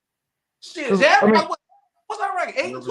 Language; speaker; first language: English; native; English